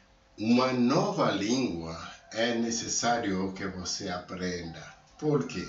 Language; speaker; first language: Portuguese; non-native, learner; Haitian Creole